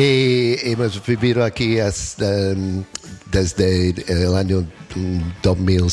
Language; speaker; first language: Spanish; non-native, learner; English